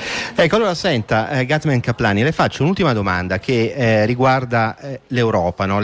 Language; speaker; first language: Italian; native; Italian